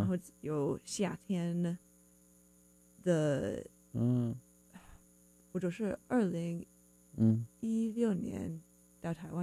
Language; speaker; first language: Chinese; non-native, learner; English